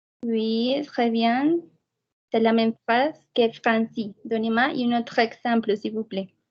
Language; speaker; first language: French; non-native, fluent; Spanish